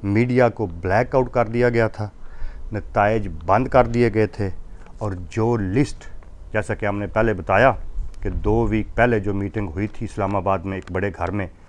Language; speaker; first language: Urdu; non-native, local second language; Punjabi